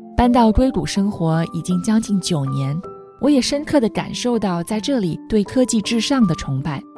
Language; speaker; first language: Chinese; native; Chinese